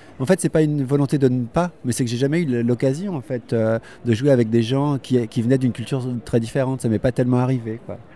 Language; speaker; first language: French; native; French